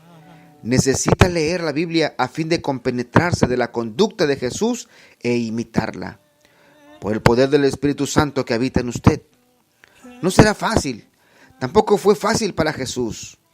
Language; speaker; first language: Spanish; native; Spanish